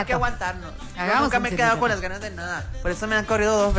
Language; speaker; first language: Spanish; native; Spanish